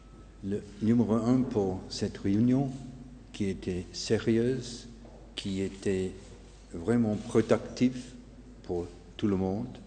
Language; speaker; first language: French; non-native, fluent; English